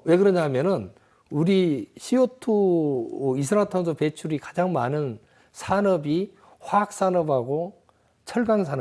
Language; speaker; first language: Korean; native; Korean